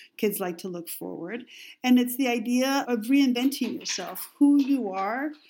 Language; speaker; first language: English; non-native, fluent; Spanish